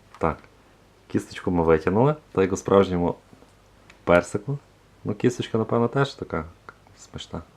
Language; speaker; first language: Ukrainian; native; Ukrainian